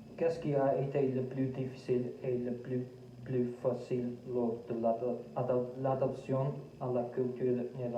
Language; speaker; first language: French; non-native, fluent; Dutch